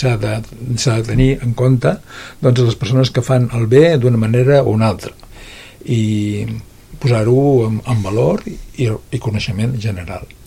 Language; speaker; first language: Catalan; native; Catalan